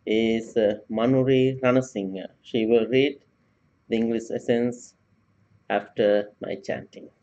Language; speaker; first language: English; non-native, local second language; Sinhala